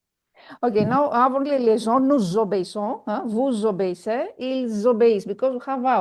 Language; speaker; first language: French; non-native, fluent; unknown